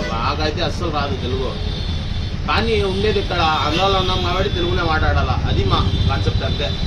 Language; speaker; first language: Telugu; non-native, local second language; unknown